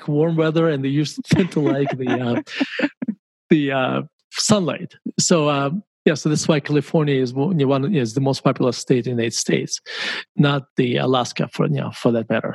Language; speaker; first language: English; non-native, fluent; Russian